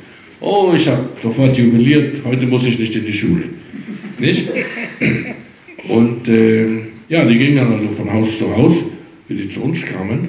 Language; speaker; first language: German; early bilingual, heritage; German